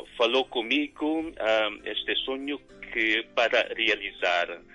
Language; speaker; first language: Portuguese; non-native, learner; Filipino